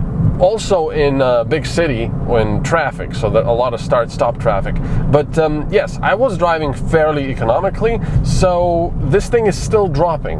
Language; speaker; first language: English; non-native, fluent; Slovenian